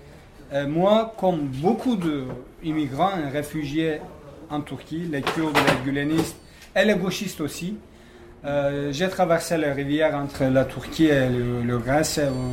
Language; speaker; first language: French; non-native, fluent; Kurdish